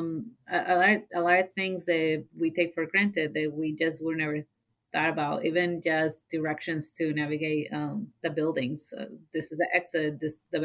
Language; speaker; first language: English; non-native, fluent; Spanish